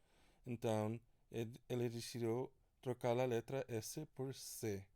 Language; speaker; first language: Portuguese; non-native, learner; English